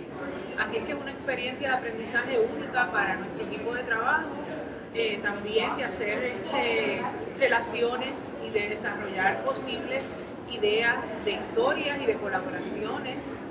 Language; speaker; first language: Spanish; native; Spanish